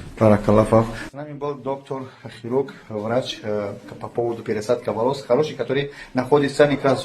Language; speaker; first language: Russian; non-native, learner; Tajik